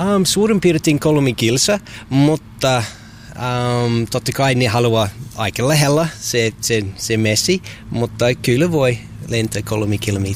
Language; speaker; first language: Finnish; non-native, learner; English